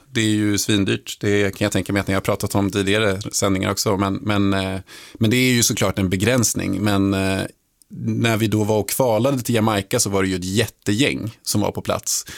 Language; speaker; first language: Swedish; early bilingual, other home language; Lingala